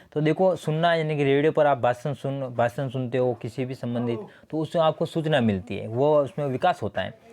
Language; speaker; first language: Hindi; native; Hindi